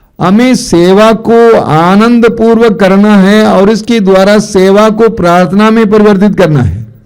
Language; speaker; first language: Hindi; non-native, local second language; Malayalam